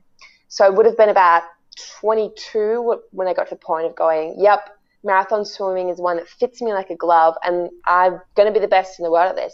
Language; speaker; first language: English; native; English